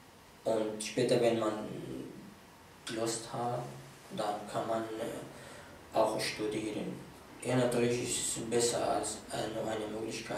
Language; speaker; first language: German; non-native, fluent; Arabic